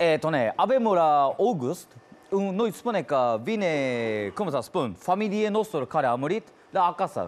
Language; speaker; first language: Romanian; non-native, learner; Japanese